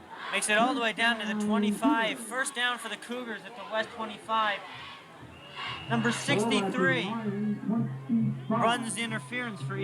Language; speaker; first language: English; native; English